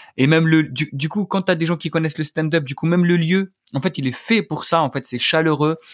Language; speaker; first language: French; non-native, local second language; Arabic